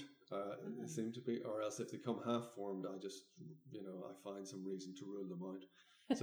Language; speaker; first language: English; native; English